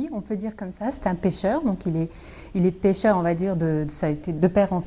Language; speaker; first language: French; native; French